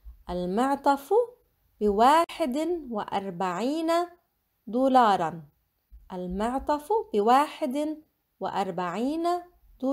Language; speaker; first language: Arabic; non-native, fluent; English